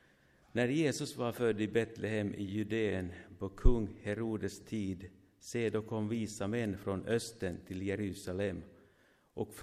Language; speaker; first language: Swedish; non-native, fluent; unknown